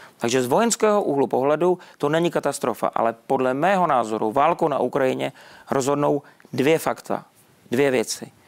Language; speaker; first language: Czech; native; Czech